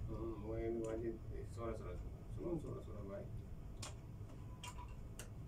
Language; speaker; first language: Arabic; non-native, learner; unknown